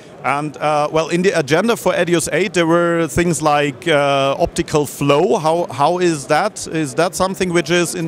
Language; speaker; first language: English; non-native, fluent; German